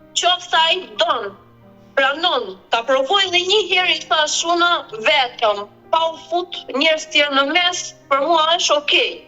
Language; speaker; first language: Albanian; early bilingual, other home language; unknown